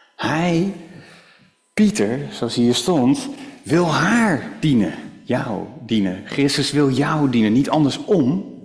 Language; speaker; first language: Dutch; native; Dutch